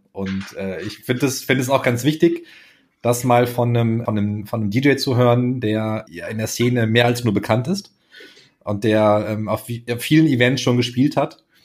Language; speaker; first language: German; native; German